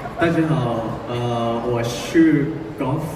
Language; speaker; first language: Chinese; non-native, learner; Thai